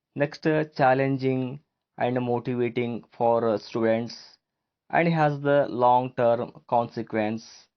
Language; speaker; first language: English; non-native, local second language; Kannada